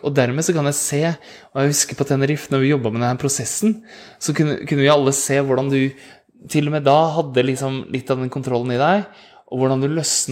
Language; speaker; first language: Norwegian; native; Norwegian